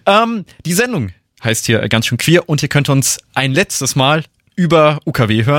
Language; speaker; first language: German; native; German